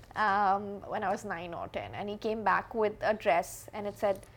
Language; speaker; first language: English; non-native, local second language; Hindi